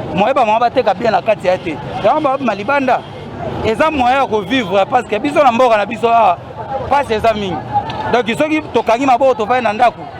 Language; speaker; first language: Lingala; native; Lingala